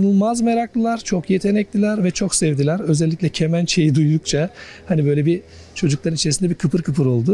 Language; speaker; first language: Turkish; native; Turkish